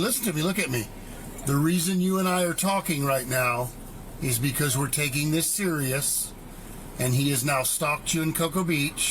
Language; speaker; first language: English; native; English